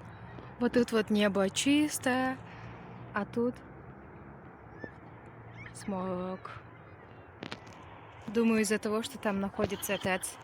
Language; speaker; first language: Russian; non-native, local second language; Kyrgyz